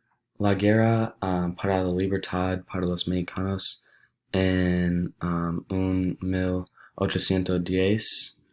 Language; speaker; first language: Spanish; non-native, learner; English